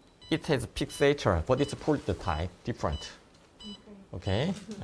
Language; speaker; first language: English; non-native, fluent; Korean